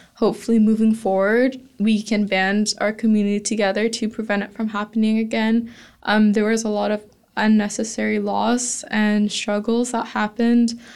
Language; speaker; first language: English; native; English